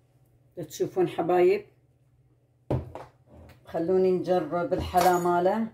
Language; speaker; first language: Arabic; native; Arabic